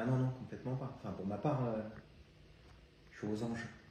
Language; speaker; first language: French; native; French